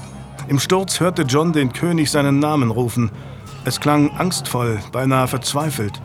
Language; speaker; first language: German; native; German